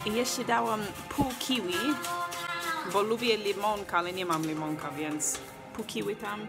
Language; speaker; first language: Polish; non-native, learner; English